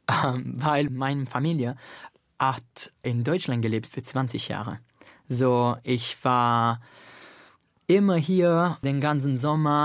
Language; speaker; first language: German; non-native, fluent; Italian